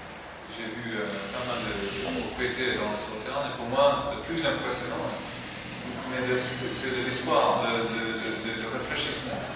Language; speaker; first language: French; non-native, fluent; English